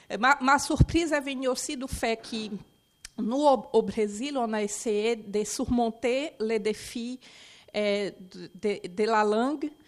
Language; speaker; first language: French; non-native, fluent; Portuguese